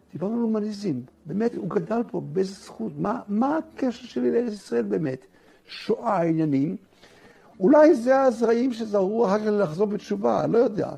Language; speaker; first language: Hebrew; native; Hebrew